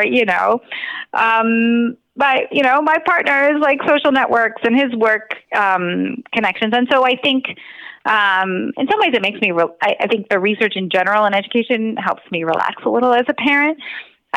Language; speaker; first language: English; native; English